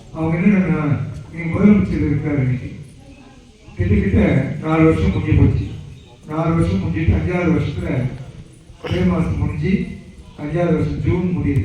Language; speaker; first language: Tamil; non-native, local second language; Telugu